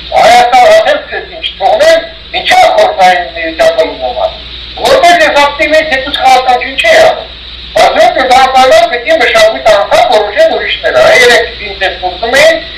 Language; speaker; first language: Armenian; early bilingual, heritage; Armenian